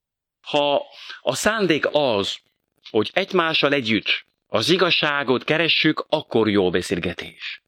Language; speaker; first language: Hungarian; non-native, fluent; French